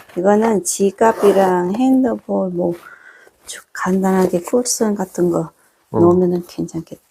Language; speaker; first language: Korean; non-native, learner; Vietnamese